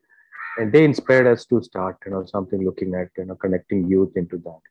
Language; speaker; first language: English; non-native, local second language; Malayalam